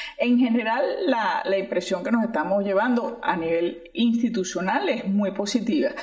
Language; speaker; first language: Spanish; native; Spanish